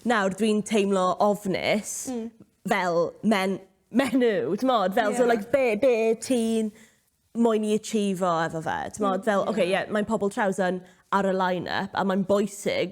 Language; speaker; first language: Welsh; non-native, local second language; English